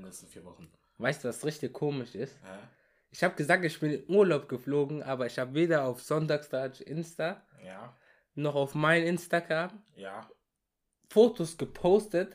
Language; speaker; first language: German; early bilingual, other home language; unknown